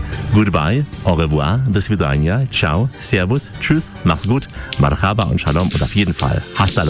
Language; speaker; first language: German; native; German